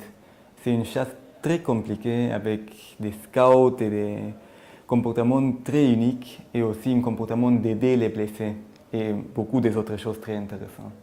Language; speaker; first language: French; non-native, fluent; German